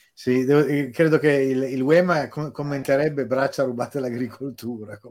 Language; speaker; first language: Italian; native; Italian